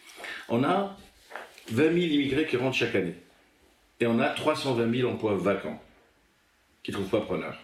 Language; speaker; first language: French; native; French